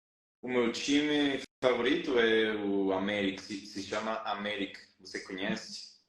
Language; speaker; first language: Portuguese; non-native, fluent; Spanish